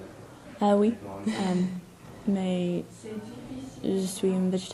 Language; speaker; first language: French; non-native, learner; English